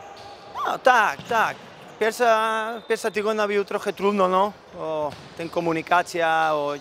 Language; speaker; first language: Polish; non-native, learner; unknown